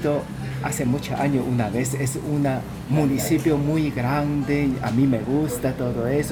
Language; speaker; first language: Spanish; non-native, learner; Chinese